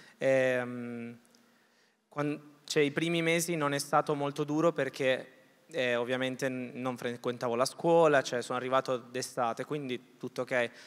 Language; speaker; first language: Italian; early bilingual, other home language; Spanish